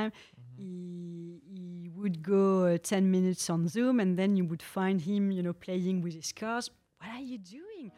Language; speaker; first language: English; non-native, fluent; French